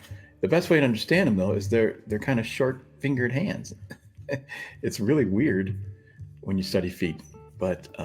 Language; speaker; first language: English; native; English